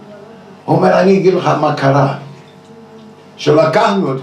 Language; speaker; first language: Hebrew; non-native, fluent; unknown